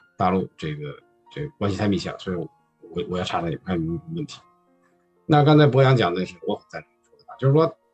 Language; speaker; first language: Chinese; native; Chinese